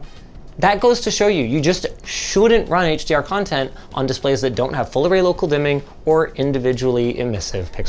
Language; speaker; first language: English; native; English